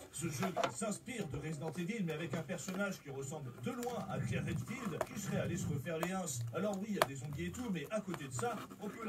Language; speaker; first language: French; native; French